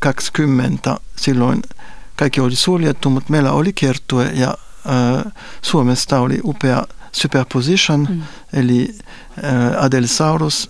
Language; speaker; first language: Finnish; non-native, fluent; French